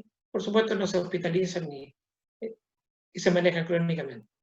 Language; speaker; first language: Spanish; native; Spanish